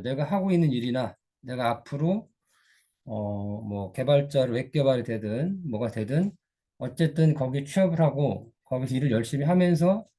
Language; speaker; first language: Korean; native; Korean